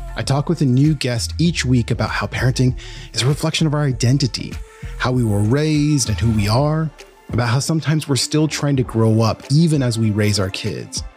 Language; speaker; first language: English; native; English